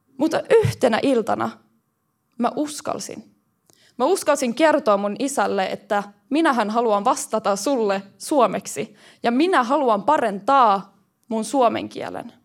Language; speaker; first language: Finnish; early bilingual, heritage; Swedish